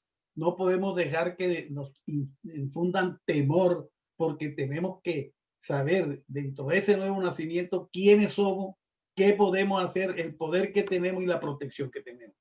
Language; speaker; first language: Spanish; native; Spanish